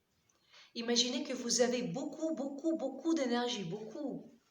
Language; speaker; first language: French; non-native, fluent; Russian